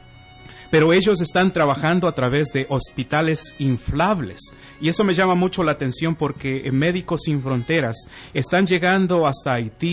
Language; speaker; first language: Spanish; native; Spanish